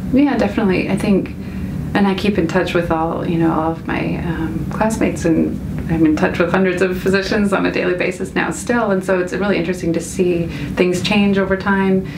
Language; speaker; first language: English; native; English